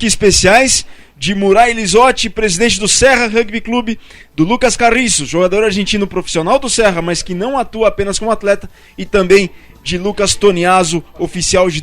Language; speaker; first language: Portuguese; native; Portuguese